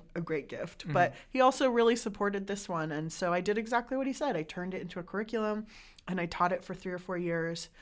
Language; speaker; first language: English; native; English